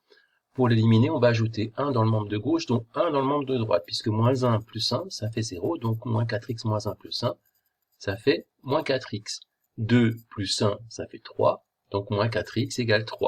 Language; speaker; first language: French; native; French